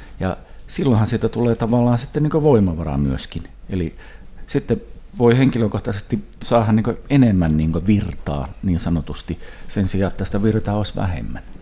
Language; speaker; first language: Finnish; early bilingual, heritage; Finnish